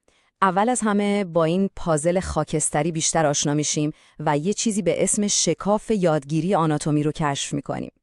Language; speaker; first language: Persian; native; Persian